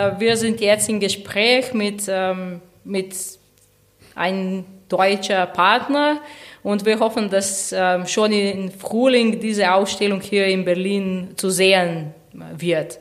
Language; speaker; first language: German; non-native, fluent; Slovenian